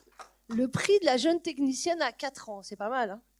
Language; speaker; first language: French; native; French